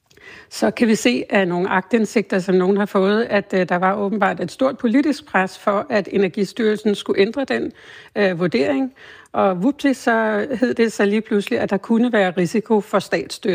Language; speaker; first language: Danish; native; Danish